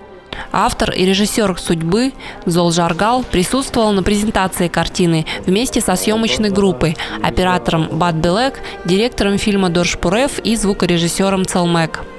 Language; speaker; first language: Russian; native; Russian